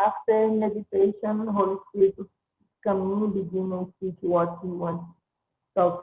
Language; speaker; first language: English; non-native, learner; Portuguese